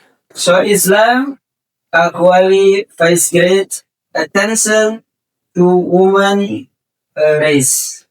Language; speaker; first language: English; non-native, learner; Indonesian